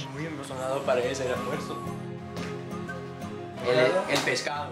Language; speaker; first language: Spanish; non-native, learner; English